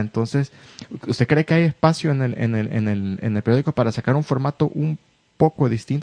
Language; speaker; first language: Spanish; native; Spanish